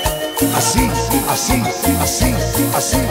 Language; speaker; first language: Spanish; native; Spanish